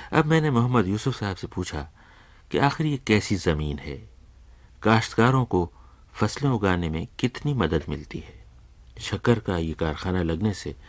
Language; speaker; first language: Urdu; native; Urdu